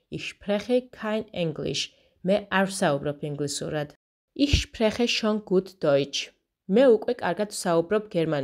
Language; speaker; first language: German; non-native, fluent; Georgian